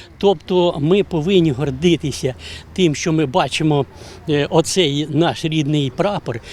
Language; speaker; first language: Ukrainian; native; Ukrainian